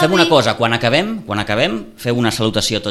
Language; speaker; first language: Catalan; native; Catalan